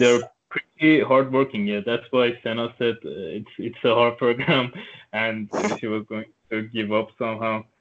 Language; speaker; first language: English; non-native, local second language; Turkish